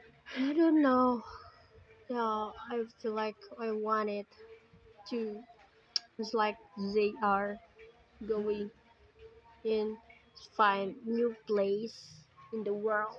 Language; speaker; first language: English; non-native, learner; Indonesian